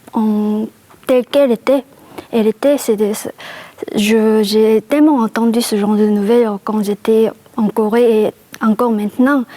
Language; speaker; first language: French; non-native, fluent; Korean